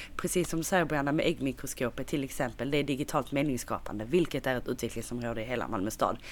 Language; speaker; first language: Swedish; native; Swedish